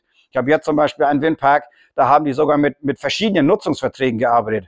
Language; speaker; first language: German; native; German